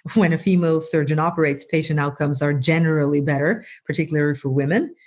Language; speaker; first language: English; non-native, fluent; Norwegian